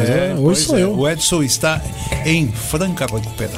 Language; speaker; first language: Portuguese; native; Portuguese